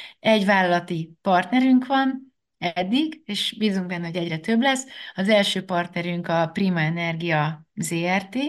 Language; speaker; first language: Hungarian; native; Hungarian